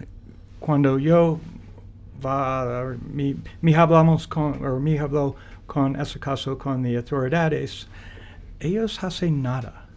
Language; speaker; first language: Spanish; non-native, learner; English